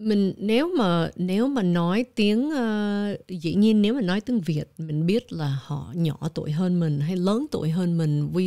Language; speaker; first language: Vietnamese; early bilingual, heritage; Vietnamese